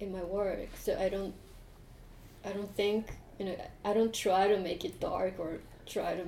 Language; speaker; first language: English; non-native, fluent; Japanese